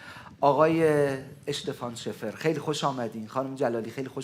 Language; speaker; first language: Persian; native; Persian